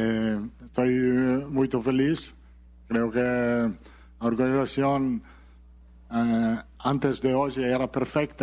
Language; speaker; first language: Portuguese; non-native, fluent; Italian